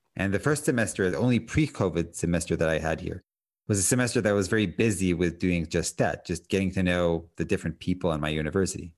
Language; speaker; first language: English; non-native, fluent; Hebrew